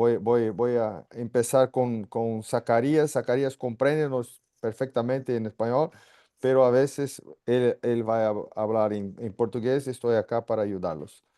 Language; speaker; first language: Spanish; non-native, fluent; Portuguese